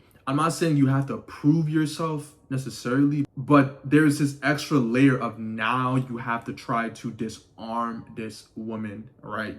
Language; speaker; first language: English; native; English